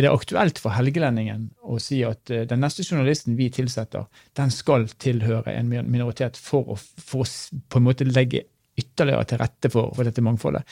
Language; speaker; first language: Norwegian; native; Norwegian